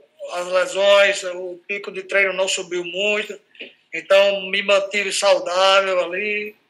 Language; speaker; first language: Portuguese; native; Portuguese